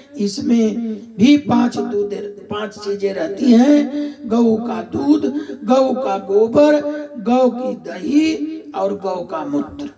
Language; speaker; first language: Hindi; native; Hindi